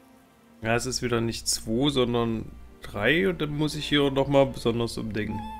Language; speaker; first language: German; native; German